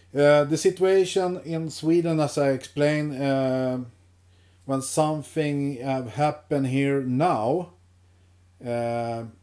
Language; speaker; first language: English; non-native, fluent; Swedish